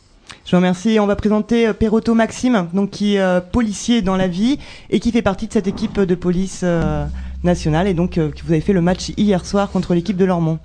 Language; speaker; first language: French; native; French